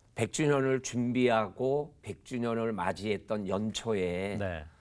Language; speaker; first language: Korean; native; Korean